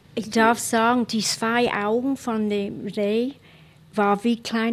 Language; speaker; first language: German; non-native, fluent; English